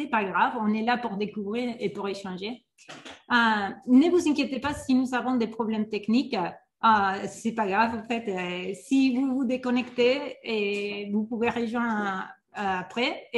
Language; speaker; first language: French; non-native, fluent; Spanish